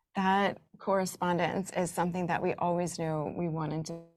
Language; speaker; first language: English; native; English